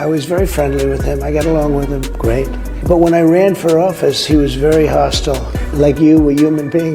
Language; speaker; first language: English; native; English